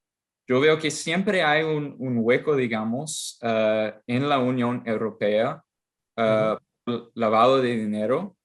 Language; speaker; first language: Spanish; non-native, fluent; English